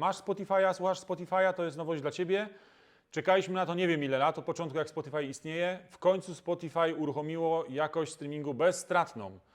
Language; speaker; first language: Polish; native; Polish